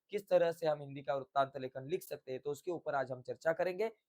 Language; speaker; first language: Hindi; non-native, local second language; Marathi